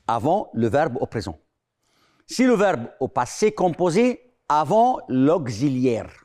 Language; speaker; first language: French; non-native, fluent; Arabic